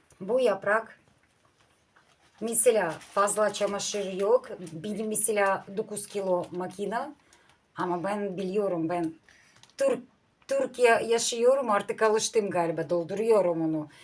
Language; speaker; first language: Turkish; non-native, learner; Russian